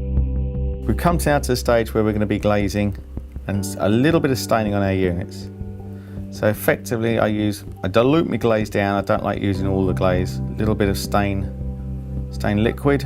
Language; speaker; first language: English; native; English